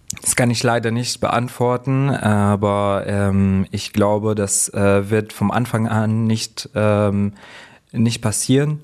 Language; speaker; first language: German; non-native, fluent; Arabic